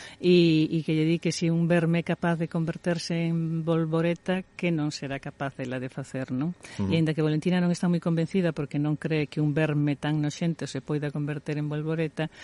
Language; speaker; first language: Galician; native; Galician